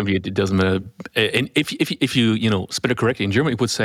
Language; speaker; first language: English; non-native, fluent; German